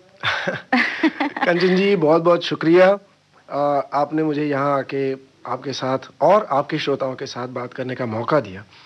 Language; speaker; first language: Hindi; non-native, local second language; Marathi